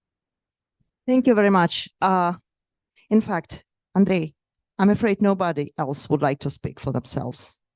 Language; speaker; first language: English; non-native, fluent; Russian